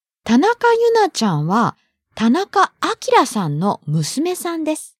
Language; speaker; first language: Japanese; native; Japanese